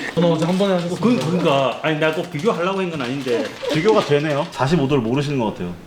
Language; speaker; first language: Korean; native; Korean